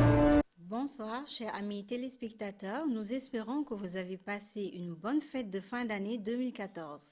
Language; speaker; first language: French; non-native, fluent; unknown